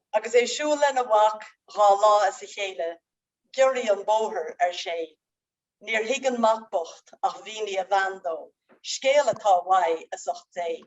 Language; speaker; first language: Irish; non-native, local second language; English